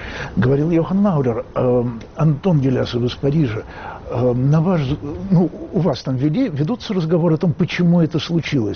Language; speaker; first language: Russian; native; Russian